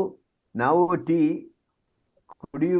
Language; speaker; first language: Kannada; non-native, learner; Hindi